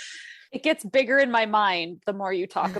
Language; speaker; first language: English; native; English